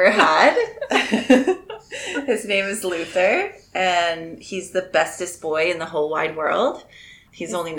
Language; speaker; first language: English; native; English